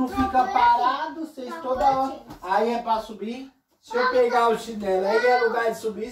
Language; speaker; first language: Portuguese; native; Portuguese